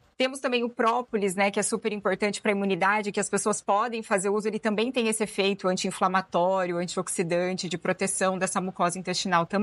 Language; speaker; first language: Portuguese; native; Portuguese